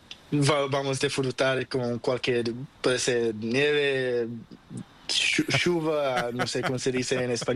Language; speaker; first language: Spanish; non-native, learner; Portuguese